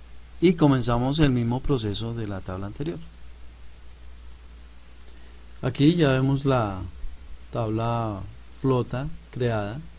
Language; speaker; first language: Spanish; native; Spanish